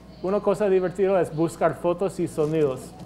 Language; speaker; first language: Spanish; non-native, fluent; English